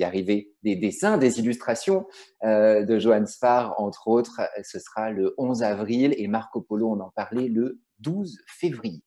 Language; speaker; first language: French; native; French